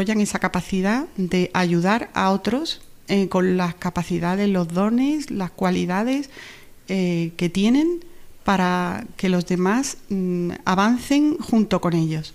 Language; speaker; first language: Spanish; native; Spanish